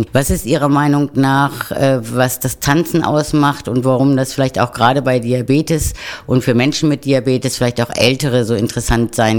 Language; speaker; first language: German; native; German